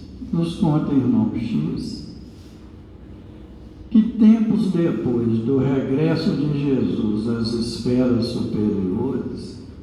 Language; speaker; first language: Portuguese; native; Portuguese